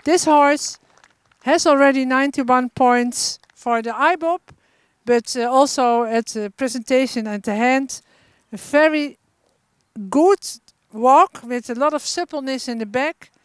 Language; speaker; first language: English; non-native, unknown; Dutch